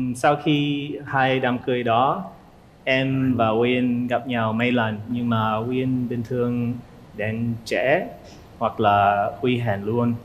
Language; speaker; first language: Vietnamese; non-native, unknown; English